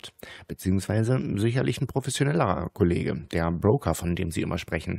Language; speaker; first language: German; native; German